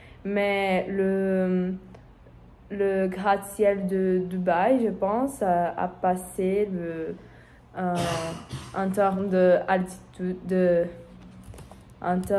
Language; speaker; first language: French; non-native, learner; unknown